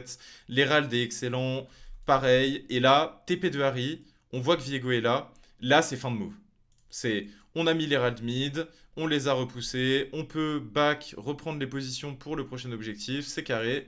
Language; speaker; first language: French; native; French